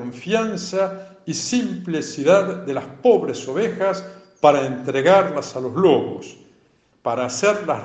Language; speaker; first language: Spanish; native; Spanish